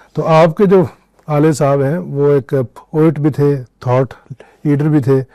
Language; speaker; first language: Urdu; native; Urdu